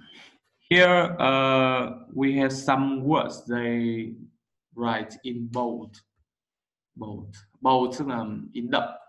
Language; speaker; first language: English; non-native, learner; Vietnamese